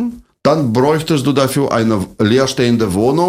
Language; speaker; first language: German; non-native, fluent; Russian